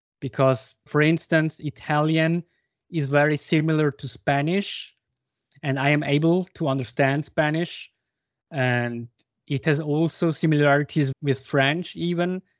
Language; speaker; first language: English; non-native, fluent; Swiss German